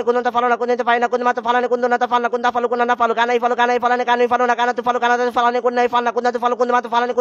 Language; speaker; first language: Arabic; non-native, learner; Bangla